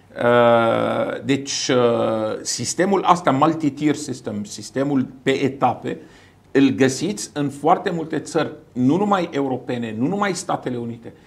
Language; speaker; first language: Romanian; non-native, fluent; Arabic